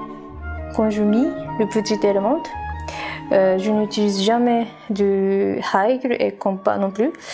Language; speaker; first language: French; non-native, learner; Japanese